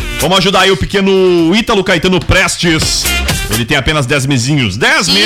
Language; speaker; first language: Portuguese; native; Portuguese